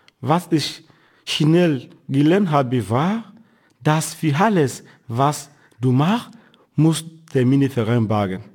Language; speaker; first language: German; non-native, fluent; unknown